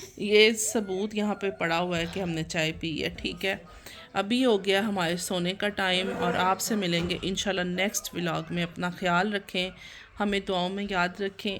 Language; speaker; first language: Urdu; non-native, local second language; Punjabi